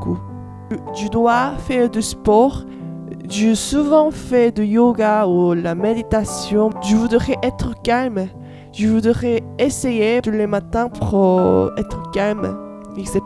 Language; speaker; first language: French; non-native, learner; Korean